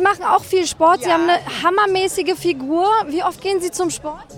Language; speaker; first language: German; native; German